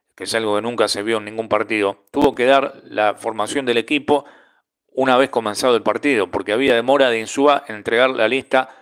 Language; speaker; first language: Spanish; native; Spanish